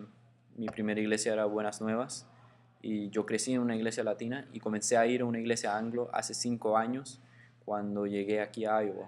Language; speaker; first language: Spanish; early bilingual, heritage; Spanish